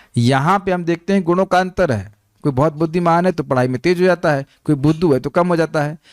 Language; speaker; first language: Hindi; native; Hindi